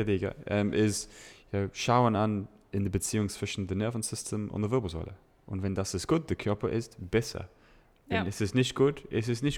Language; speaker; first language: German; non-native, learner; English